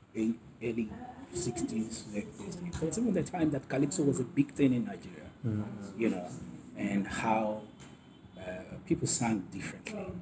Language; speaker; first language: English; non-native, local second language; Yoruba